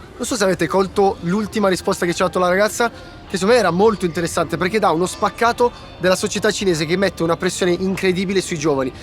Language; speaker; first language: Italian; native; Italian